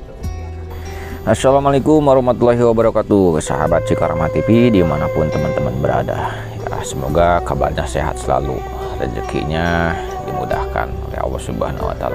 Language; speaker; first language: Indonesian; non-native, local second language; Sundanese